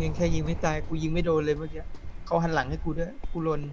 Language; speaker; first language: Thai; native; Thai